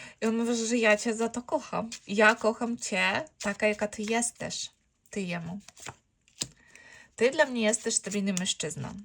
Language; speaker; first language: Polish; non-native, fluent; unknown